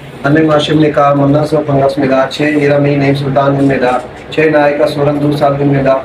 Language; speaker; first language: Korean; non-native, learner; Punjabi